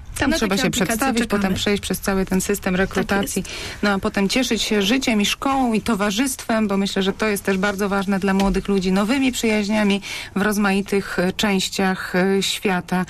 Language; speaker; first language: Polish; native; Polish